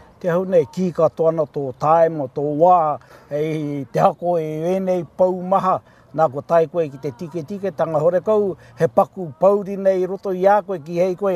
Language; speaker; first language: Māori; native; Māori